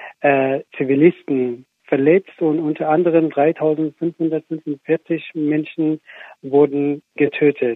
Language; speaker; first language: German; non-native, fluent; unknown